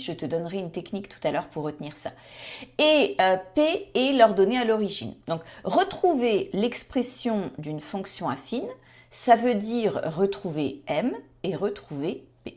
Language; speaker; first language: French; native; French